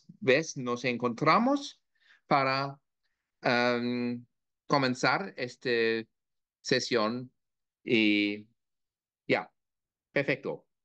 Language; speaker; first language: Spanish; non-native, learner; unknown